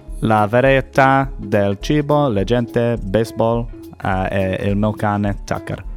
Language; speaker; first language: Italian; non-native, learner; English